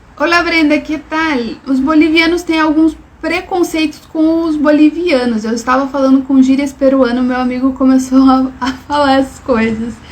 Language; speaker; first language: Portuguese; native; Portuguese